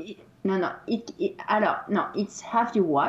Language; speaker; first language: English; non-native, fluent; French